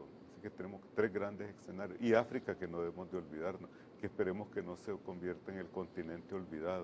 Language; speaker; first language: Spanish; native; Spanish